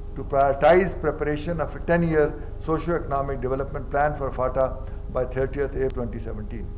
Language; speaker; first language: English; non-native, local second language; Urdu